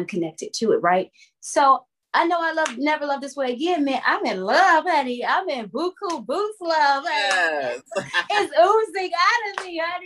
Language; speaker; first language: English; native; English